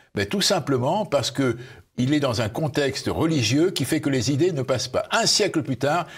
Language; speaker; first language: French; native; French